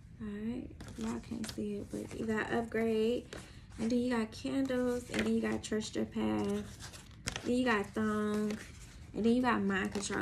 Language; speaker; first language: English; native; English